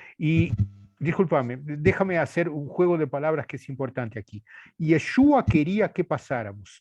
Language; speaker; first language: Spanish; non-native, fluent; Portuguese